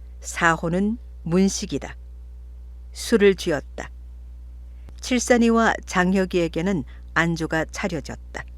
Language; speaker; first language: Korean; native; Korean